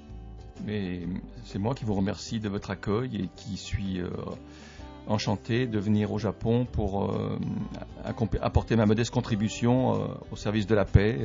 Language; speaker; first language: French; native; French